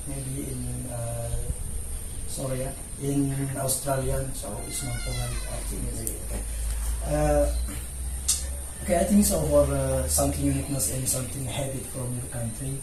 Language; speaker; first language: English; non-native, learner; Indonesian